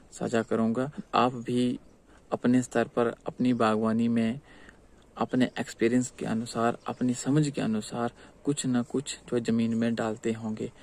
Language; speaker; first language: Hindi; native; Hindi